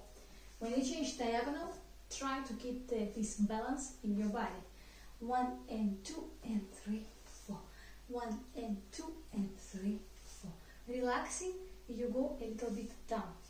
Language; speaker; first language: English; non-native, fluent; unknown